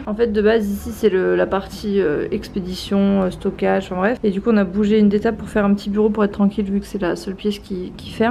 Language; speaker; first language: French; native; French